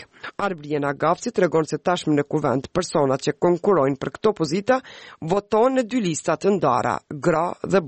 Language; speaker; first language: Albanian; native; Albanian